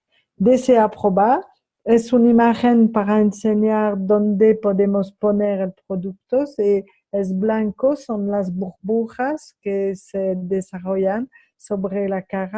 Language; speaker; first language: Spanish; non-native, fluent; French